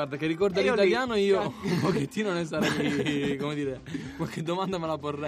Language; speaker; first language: Italian; native; Italian